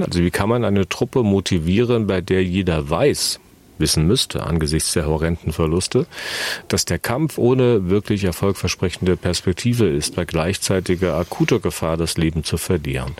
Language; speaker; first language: German; native; German